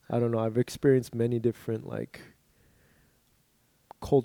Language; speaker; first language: English; early bilingual, other home language; Korean